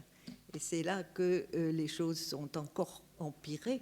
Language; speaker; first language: French; native; French